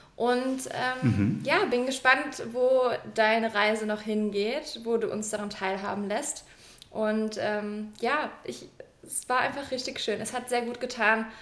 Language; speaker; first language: German; native; German